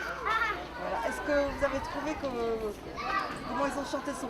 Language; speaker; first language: French; native; French